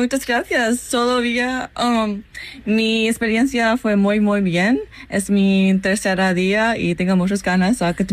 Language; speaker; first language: Spanish; non-native, learner; English